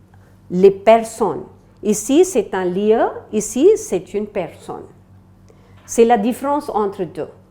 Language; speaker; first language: French; non-native, fluent; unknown